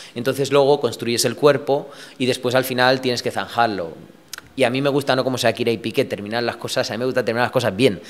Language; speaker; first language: Spanish; early bilingual, other home language; Romanian